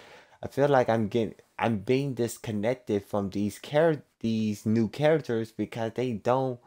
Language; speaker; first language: English; native; English